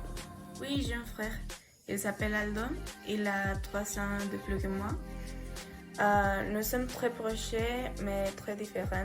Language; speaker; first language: French; non-native, learner; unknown